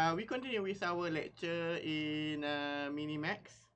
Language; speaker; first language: English; non-native, local second language; Malay